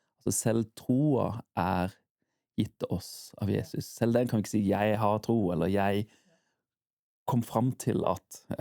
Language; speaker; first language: Norwegian; early bilingual, heritage; Norwegian